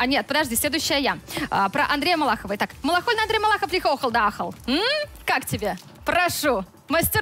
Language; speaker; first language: Russian; native; Russian